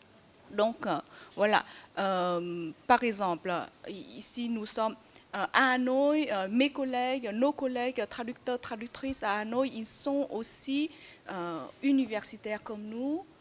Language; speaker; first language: French; non-native, fluent; Vietnamese